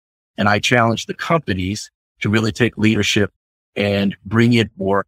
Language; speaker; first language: English; native; English